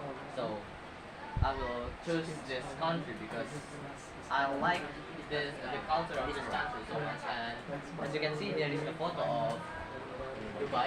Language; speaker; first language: English; non-native, learner; Indonesian